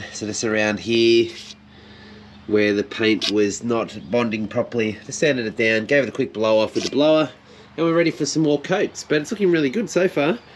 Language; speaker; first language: English; native; English